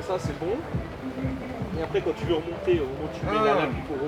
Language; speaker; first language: French; native; French